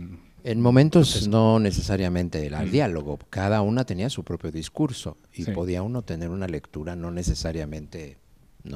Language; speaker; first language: Spanish; native; Spanish